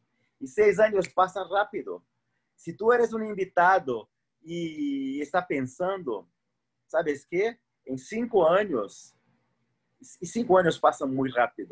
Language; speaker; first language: Spanish; non-native, fluent; Portuguese